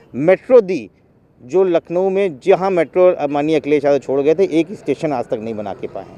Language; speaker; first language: Hindi; native; Hindi